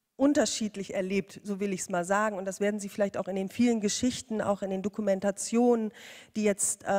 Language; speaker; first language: German; native; German